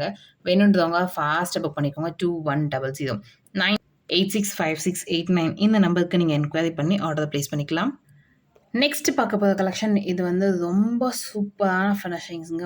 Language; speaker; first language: Tamil; native; Tamil